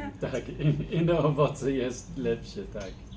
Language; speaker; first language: Polish; non-native, learner; English